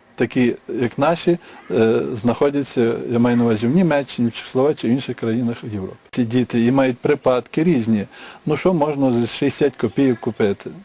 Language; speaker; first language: Ukrainian; native; Ukrainian